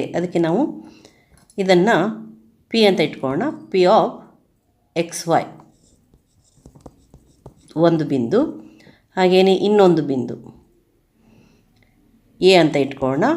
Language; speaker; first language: Kannada; native; Kannada